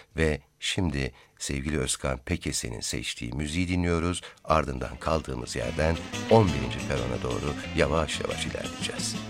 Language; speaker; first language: Turkish; native; Turkish